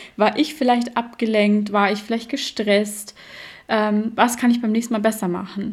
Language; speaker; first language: German; native; German